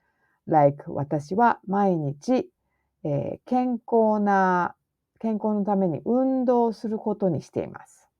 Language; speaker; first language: Japanese; non-native, fluent; English